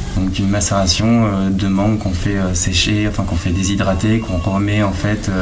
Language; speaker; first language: French; native; French